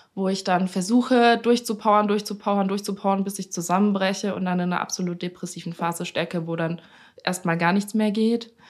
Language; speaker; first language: German; native; German